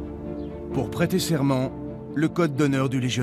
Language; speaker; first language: French; native; French